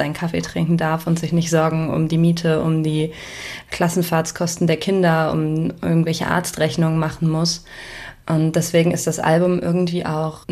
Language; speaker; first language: German; native; German